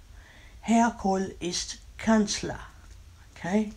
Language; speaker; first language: German; non-native, learner; English